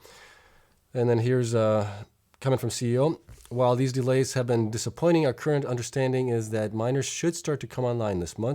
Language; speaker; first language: English; native; English